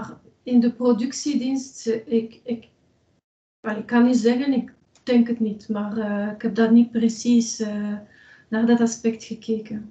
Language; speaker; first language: Dutch; non-native, local second language; French